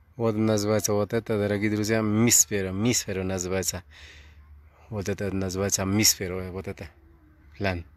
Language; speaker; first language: Russian; non-native, learner; Spanish